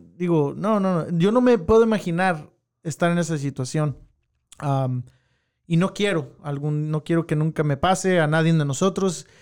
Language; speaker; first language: Spanish; early bilingual, heritage; Spanish